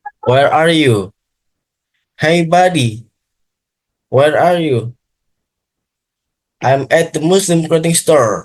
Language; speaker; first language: English; non-native, learner; Indonesian